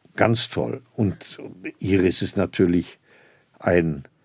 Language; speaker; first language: German; native; German